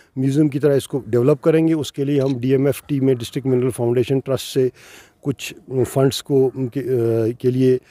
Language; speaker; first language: Urdu; non-native, local second language; Kashmiri